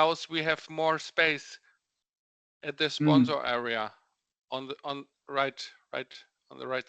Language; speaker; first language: English; non-native, fluent; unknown